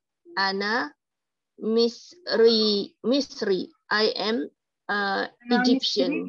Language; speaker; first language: English; non-native, learner; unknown